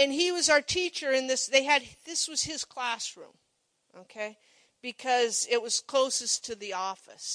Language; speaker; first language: English; native; English